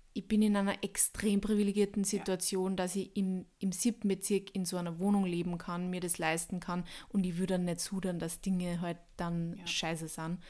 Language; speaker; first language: German; native; German